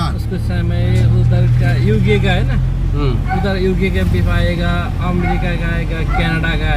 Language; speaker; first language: Hindi; non-native, learner; Nepali